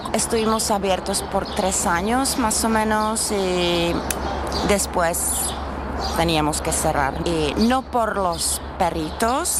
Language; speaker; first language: Spanish; non-native, learner; Czech